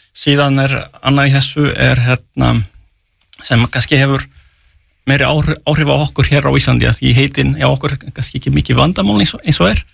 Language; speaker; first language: Icelandic; non-native, fluent; French